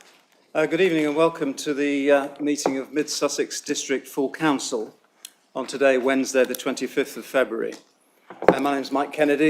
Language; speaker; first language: English; native; English